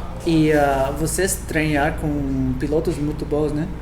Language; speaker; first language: Portuguese; non-native, learner; English